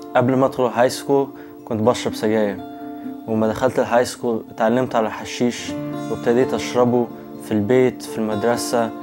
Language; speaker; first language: Arabic; early bilingual, heritage; Arabic